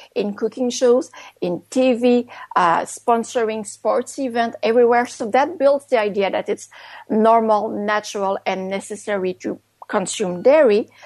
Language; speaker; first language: English; non-native, fluent; French